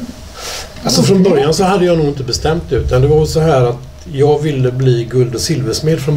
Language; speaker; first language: Swedish; native; Swedish